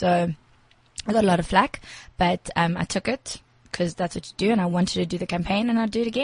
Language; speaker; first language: English; native; English